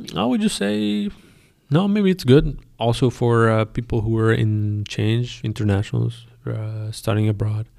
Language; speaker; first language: English; non-native, fluent; Spanish